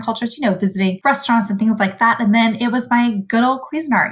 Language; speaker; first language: English; early bilingual, other home language; Arabic